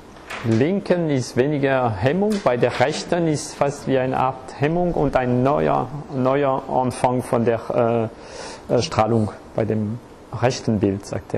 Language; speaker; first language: German; non-native, fluent; French